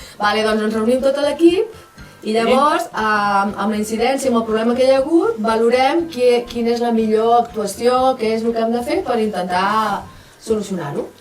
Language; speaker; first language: Catalan; native; Catalan